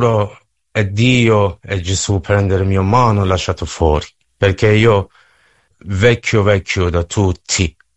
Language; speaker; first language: Italian; non-native, learner; Persian